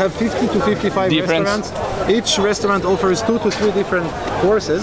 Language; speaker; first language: English; non-native, fluent; Hebrew